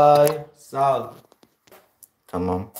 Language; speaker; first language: Turkish; non-native, learner; Filipino